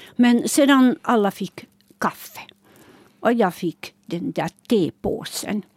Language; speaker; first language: Swedish; non-native, local second language; Finnish